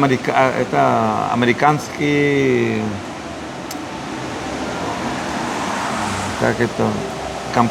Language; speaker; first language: Russian; non-native, learner; Spanish